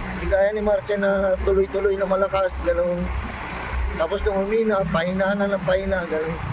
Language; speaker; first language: Filipino; non-native, local second language; Iloko